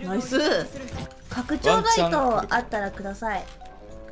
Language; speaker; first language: Japanese; native; Japanese